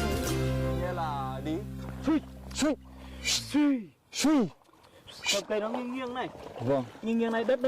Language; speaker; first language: Vietnamese; non-native, learner; English